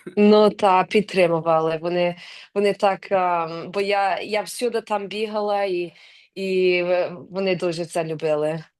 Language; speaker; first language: Ukrainian; early bilingual, heritage; English